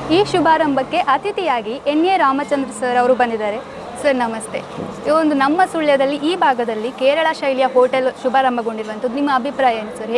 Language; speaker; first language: Kannada; native; Kannada